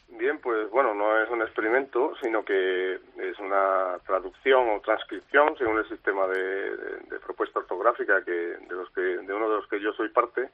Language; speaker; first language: Spanish; native; Spanish